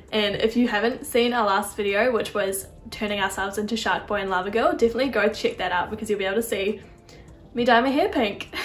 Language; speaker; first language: English; native; English